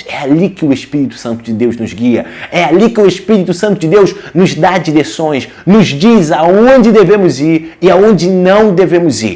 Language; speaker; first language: Portuguese; native; Portuguese